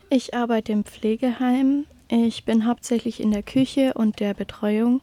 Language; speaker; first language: German; native; German